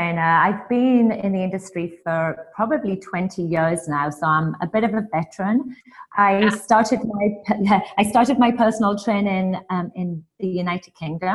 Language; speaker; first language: English; native; English